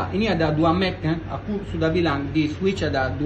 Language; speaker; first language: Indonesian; non-native, learner; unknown